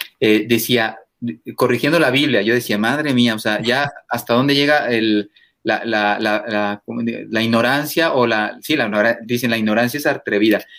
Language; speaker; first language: Spanish; native; Spanish